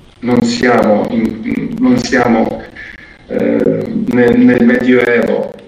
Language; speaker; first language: Italian; non-native, fluent; Ukrainian